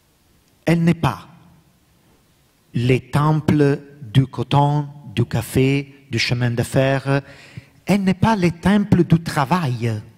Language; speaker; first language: French; non-native, learner; Italian